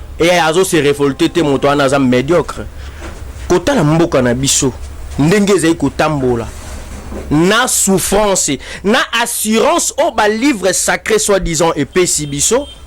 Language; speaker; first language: Lingala; non-native, local second language; Kongo